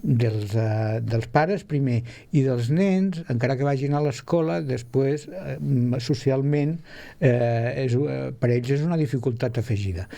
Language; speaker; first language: Catalan; native; Catalan